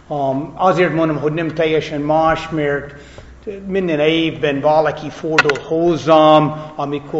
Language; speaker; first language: Hungarian; non-native, fluent; English